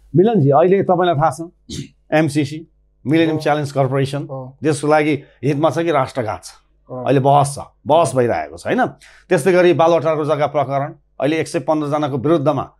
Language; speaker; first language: Nepali; native; Nepali